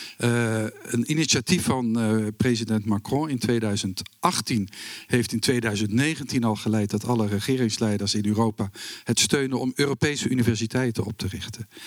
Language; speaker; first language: Dutch; native; Dutch